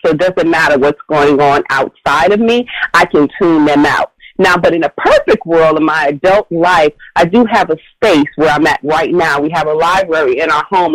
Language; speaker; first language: English; native; English